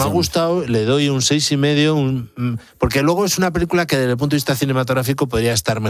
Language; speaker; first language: Spanish; native; Spanish